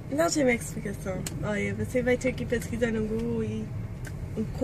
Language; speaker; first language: Portuguese; non-native, fluent; English